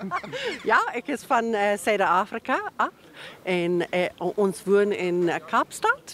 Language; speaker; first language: Dutch; non-native, learner; Afrikaans